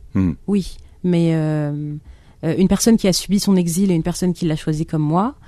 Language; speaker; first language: French; non-native, local second language; Arabic